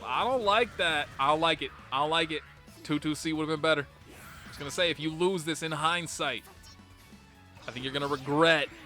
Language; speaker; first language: English; native; English